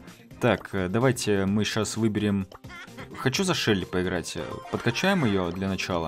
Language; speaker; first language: Russian; native; Russian